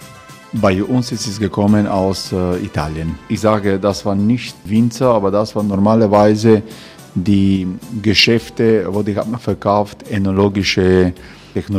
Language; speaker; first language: German; non-native, learner; Croatian